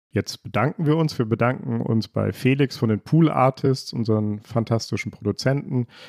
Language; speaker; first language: German; native; German